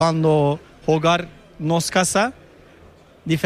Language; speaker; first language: Spanish; non-native, learner; Turkish